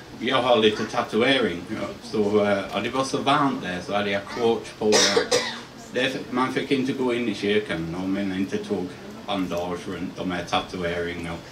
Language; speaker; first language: Swedish; non-native, fluent; English